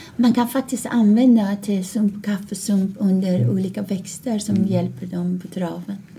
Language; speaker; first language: Swedish; non-native, fluent; Persian